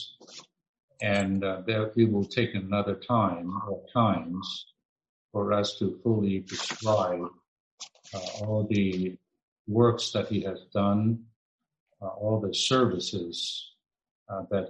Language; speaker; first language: English; non-native, local second language; Cantonese